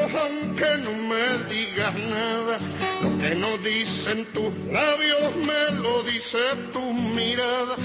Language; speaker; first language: Spanish; native; Spanish